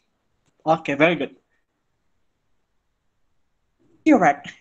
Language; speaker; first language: English; non-native, fluent; Indonesian